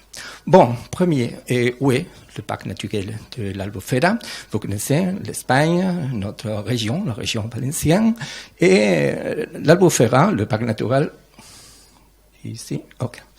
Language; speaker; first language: French; non-native, learner; Spanish